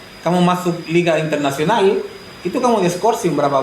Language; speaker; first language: Indonesian; non-native, fluent; Spanish